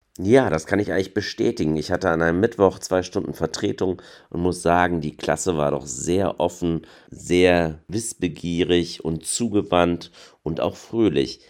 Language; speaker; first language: German; native; German